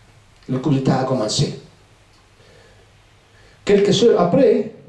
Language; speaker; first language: French; non-native, fluent; Spanish